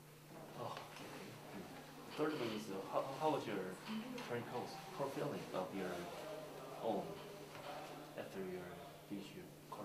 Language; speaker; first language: English; non-native, learner; Korean